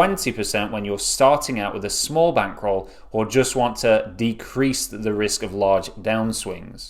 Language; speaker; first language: English; native; English